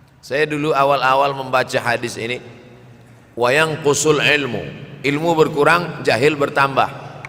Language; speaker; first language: Malay; native; Malay